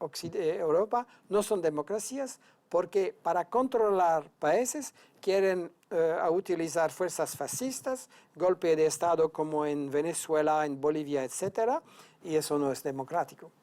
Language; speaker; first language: Spanish; non-native, fluent; French